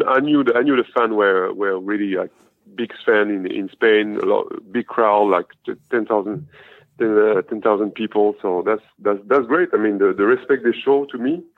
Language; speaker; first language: English; non-native, fluent; French